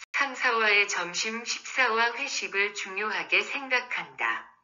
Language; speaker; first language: Korean; non-native, learner; Vietnamese